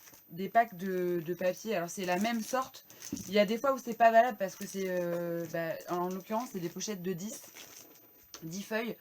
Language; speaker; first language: French; native; French